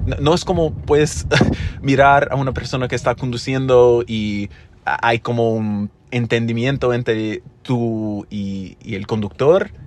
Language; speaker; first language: Spanish; non-native, fluent; English